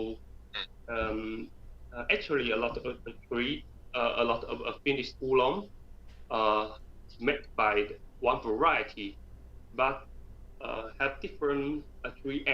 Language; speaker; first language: English; non-native, learner; Chinese